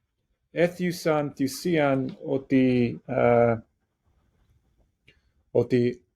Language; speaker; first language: Greek; non-native, learner; English